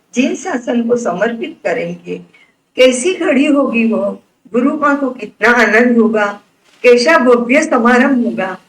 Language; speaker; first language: Hindi; non-native, local second language; Gujarati